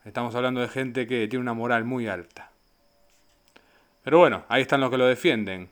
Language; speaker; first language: Spanish; native; Spanish